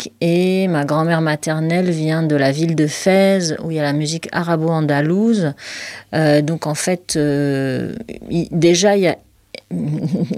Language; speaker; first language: French; non-native, local second language; Arabic